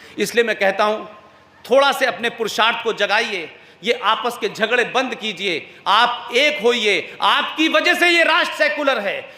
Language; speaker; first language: Hindi; native; Hindi